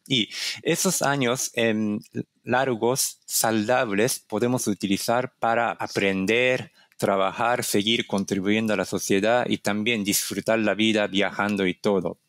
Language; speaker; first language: Spanish; non-native, fluent; Japanese